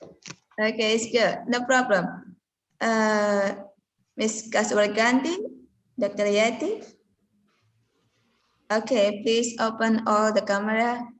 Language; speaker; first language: English; non-native, learner; Indonesian